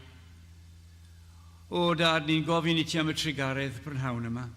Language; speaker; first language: Welsh; native; Welsh